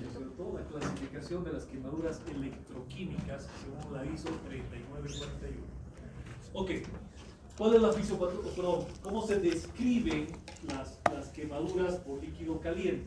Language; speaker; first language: Spanish; native; Spanish